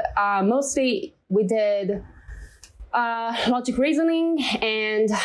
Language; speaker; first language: English; non-native, fluent; Chinese